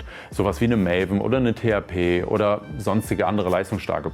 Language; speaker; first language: German; native; German